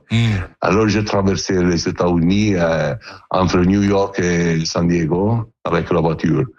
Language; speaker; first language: French; non-native, learner; Italian